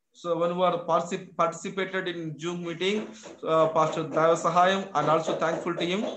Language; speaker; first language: English; non-native, local second language; Kannada